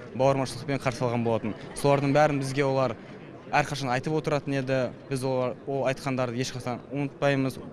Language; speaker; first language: Kazakh; non-native, local second language; Chechen